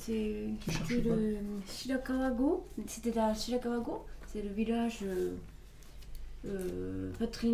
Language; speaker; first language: French; non-native, fluent; Japanese